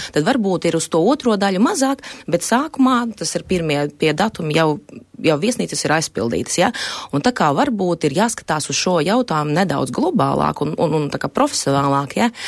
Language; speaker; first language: Latvian; non-native, local second language; Russian